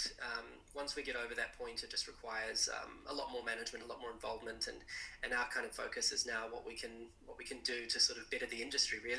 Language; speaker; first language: English; native; English